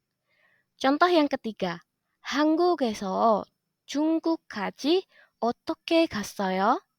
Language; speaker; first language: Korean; non-native, fluent; Indonesian